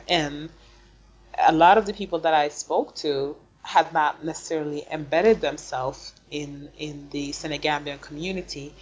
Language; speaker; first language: English; non-native, fluent; Swedish